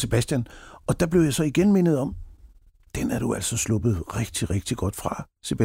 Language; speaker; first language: Danish; native; Danish